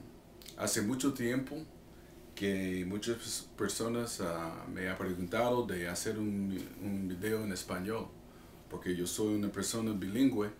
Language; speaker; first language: Spanish; non-native, fluent; English